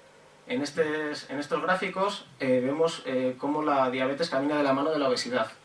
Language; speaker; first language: Spanish; native; Spanish